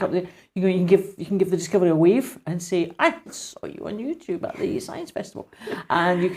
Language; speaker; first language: English; native; English